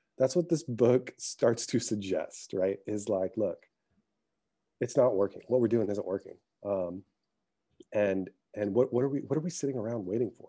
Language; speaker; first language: English; early bilingual, other home language; Arabic